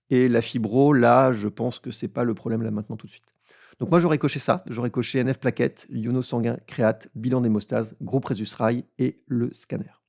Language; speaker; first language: French; native; French